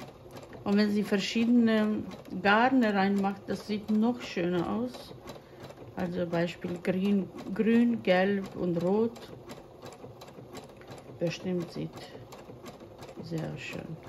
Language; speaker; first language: German; non-native, fluent; Croatian